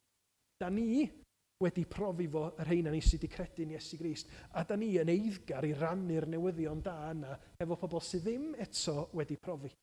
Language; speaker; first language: Welsh; native; Welsh